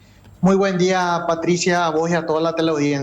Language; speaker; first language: Spanish; native; Spanish